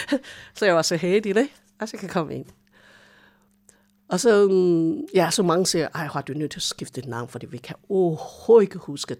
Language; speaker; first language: Danish; non-native, fluent; Chinese